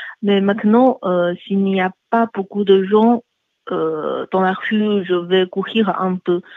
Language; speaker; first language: French; non-native, learner; Chinese